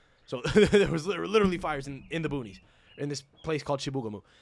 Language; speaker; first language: English; early bilingual, other home language; Italian